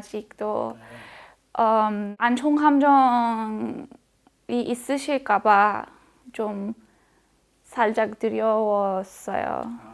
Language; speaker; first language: Korean; non-native, fluent; Persian